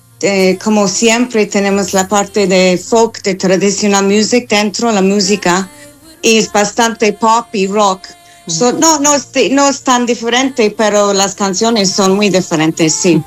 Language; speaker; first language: Spanish; non-native, fluent; English